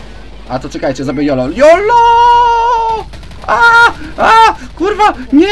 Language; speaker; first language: Polish; native; Polish